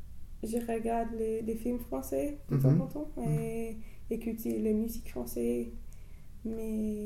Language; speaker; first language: French; non-native, learner; English